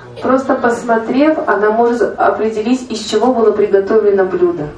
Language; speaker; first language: Russian; native; Russian